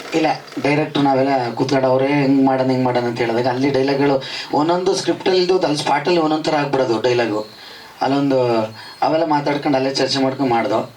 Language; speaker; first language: Kannada; native; Kannada